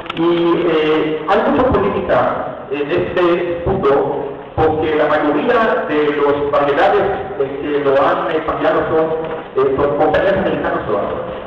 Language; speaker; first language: Spanish; non-native, fluent; Hebrew